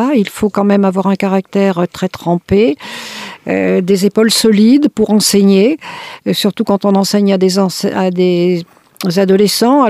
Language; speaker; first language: French; native; French